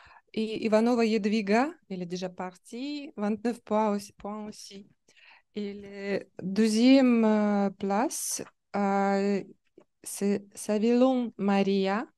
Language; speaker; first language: French; non-native, learner; Russian